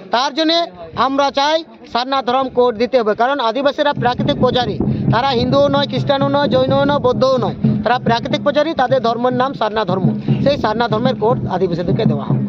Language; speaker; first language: Bangla; non-native, local second language; Santali